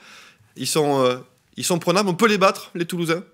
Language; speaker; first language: French; native; French